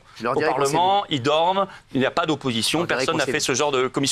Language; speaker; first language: French; native; French